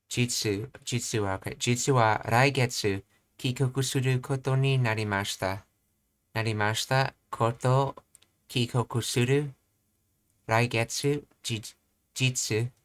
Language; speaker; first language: Japanese; non-native, learner; English